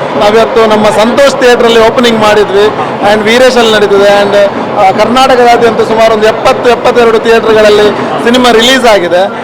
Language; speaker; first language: Kannada; non-native, local second language; Tulu